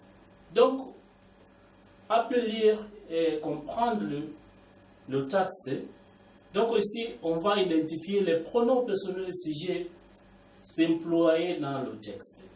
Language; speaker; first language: French; non-native, learner; Swahili